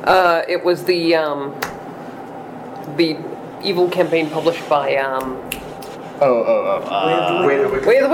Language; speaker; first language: English; native; English